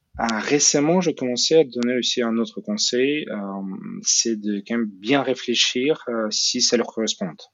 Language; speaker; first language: French; non-native, fluent; Russian